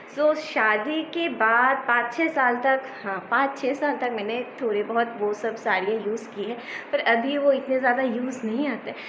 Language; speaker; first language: Hindi; non-native, local second language; Bangla